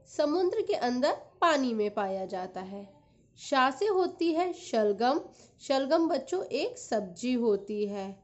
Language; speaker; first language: Hindi; native; Hindi